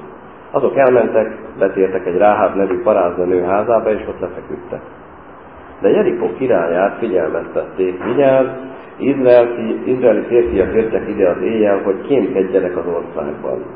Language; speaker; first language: Hungarian; native; Hungarian